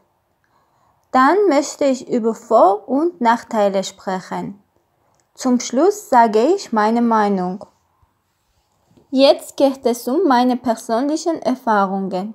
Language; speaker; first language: German; non-native, learner; Armenian